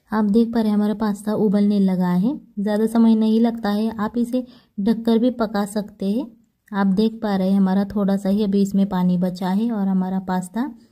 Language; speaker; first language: Hindi; non-native, local second language; Marathi